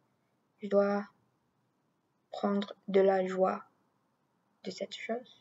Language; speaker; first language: French; non-native, learner; English